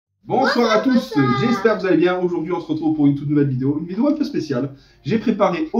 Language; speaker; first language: French; native; French